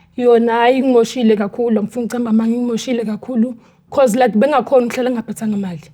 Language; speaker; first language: Zulu; native; Zulu